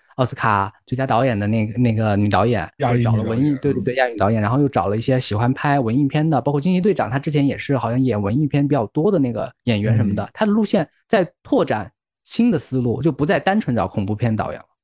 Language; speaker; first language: Chinese; native; Chinese